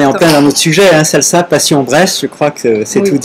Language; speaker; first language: French; native; French